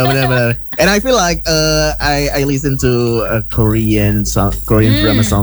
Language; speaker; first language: English; non-native, fluent; Indonesian